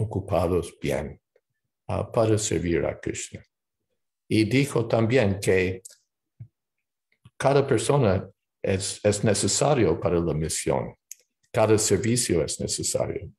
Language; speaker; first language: Spanish; non-native, fluent; English